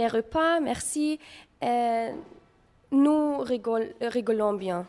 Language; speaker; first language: French; non-native, learner; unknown